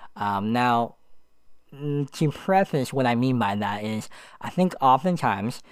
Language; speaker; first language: English; native; English